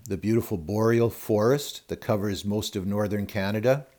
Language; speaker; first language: English; native; English